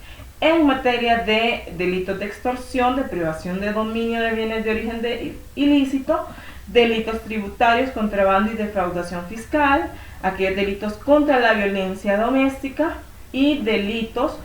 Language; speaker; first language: Spanish; native; Spanish